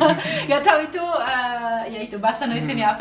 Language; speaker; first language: Indonesian; non-native, fluent; German